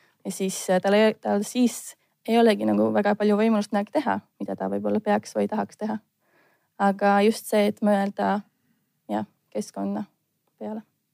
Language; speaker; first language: Estonian; non-native, fluent; Latvian